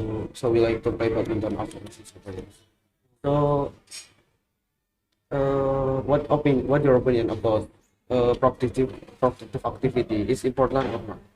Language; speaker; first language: English; non-native, learner; Indonesian